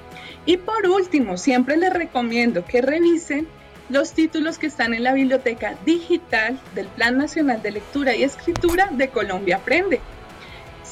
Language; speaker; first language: Spanish; native; Spanish